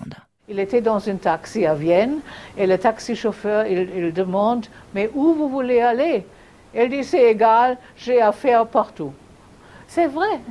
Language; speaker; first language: French; non-native, fluent; German